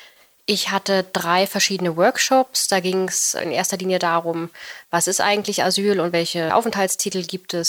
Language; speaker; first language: German; native; German